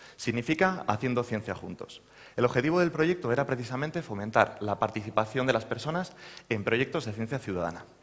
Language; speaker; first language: Spanish; native; Spanish